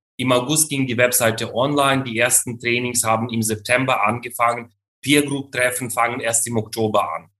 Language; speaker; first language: German; non-native, fluent; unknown